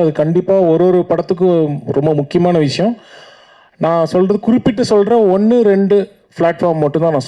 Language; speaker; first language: Tamil; native; Tamil